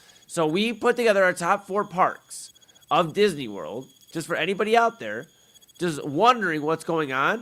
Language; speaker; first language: English; native; English